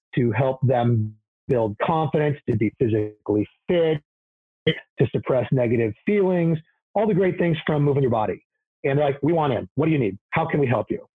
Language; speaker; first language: English; native; English